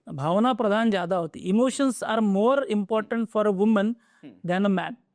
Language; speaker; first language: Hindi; non-native, local second language; Marathi